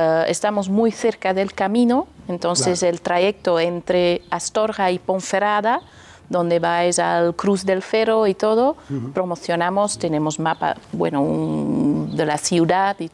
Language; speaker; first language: Spanish; non-native, learner; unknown